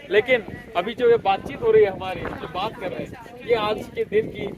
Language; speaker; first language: Urdu; non-native, local second language; Marathi